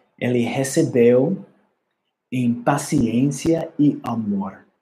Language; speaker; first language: Portuguese; non-native, learner; English